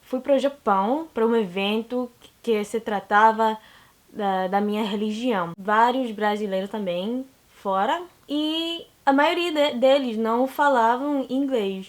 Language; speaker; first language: Portuguese; non-native, learner; English